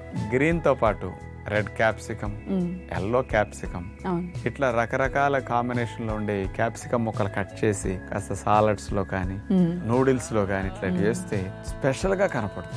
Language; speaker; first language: Telugu; native; Telugu